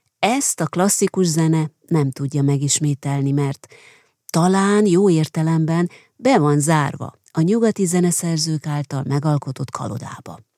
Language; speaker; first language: Hungarian; native; Hungarian